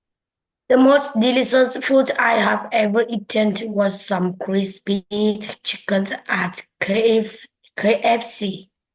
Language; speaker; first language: English; non-native, learner; Vietnamese